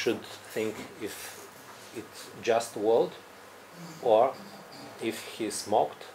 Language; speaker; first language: English; non-native, fluent; Romanian